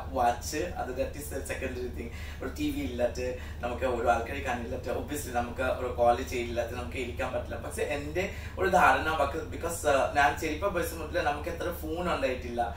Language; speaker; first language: Malayalam; non-native, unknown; Assamese